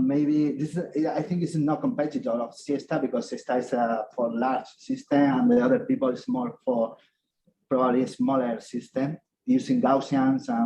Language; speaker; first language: English; non-native, fluent; Spanish